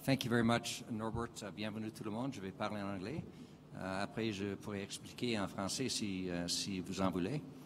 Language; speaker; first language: French; non-native, fluent; English